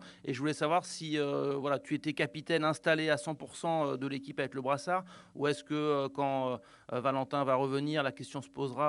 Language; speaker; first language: French; native; French